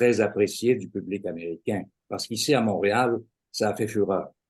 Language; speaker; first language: French; native; French